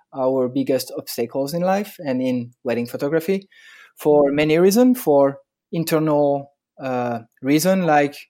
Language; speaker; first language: English; non-native, fluent; French